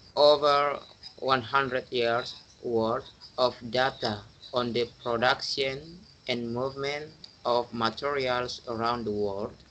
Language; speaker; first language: English; non-native, learner; Indonesian